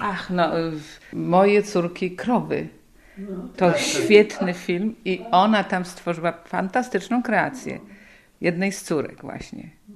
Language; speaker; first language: Polish; native; Polish